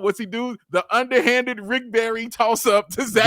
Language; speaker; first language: English; native; English